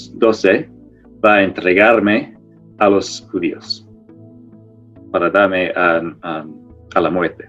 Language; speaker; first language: Spanish; non-native, fluent; English